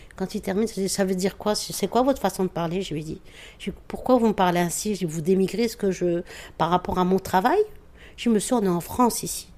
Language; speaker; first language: French; native; French